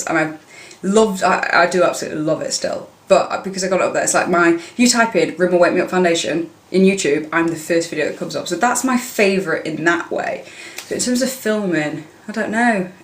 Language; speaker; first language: English; native; English